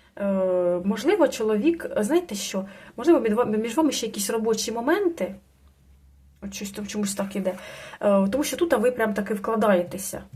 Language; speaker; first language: Ukrainian; non-native, local second language; Russian